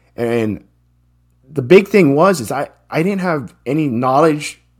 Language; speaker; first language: English; native; English